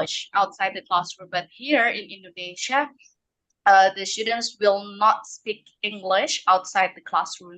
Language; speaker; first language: English; non-native, fluent; Indonesian